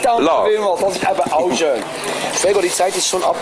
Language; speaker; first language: German; native; German